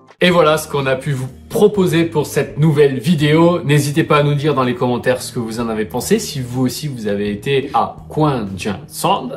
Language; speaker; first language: French; native; French